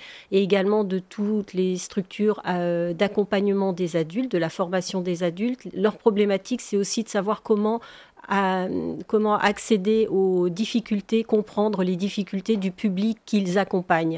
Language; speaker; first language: French; native; French